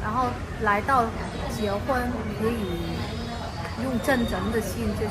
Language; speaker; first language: Chinese; non-native, learner; Vietnamese